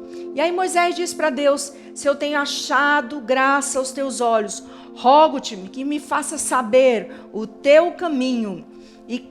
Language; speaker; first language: Portuguese; native; Portuguese